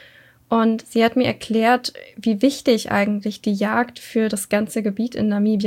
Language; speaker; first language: German; native; German